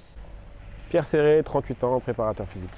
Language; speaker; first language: French; native; French